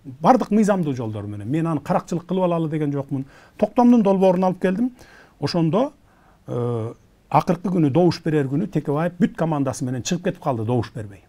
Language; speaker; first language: Kyrgyz; native; Kyrgyz